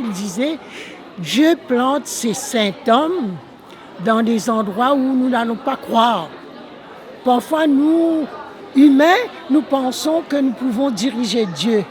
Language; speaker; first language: French; non-native, local second language; Morisyen